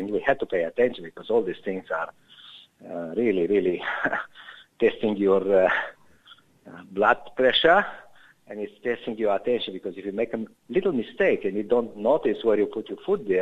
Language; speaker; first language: English; non-native, fluent; Romanian